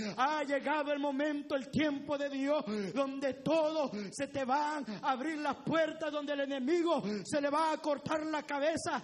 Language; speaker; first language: Spanish; native; Spanish